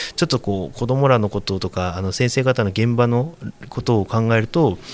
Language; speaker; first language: Japanese; native; Japanese